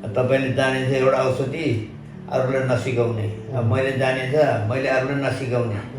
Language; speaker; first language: Nepali; non-native, local second language; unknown